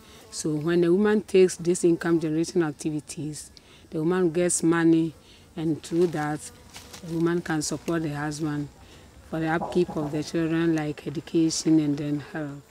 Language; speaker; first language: English; non-native, local second language; Akan